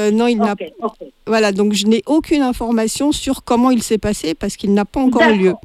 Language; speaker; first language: French; native; French